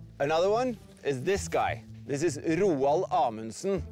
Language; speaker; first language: English; non-native, fluent; Norwegian